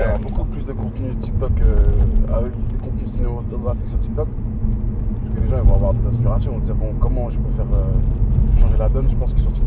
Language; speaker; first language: French; native; French